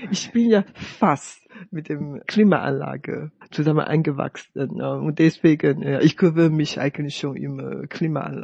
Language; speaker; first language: German; non-native, fluent; Chinese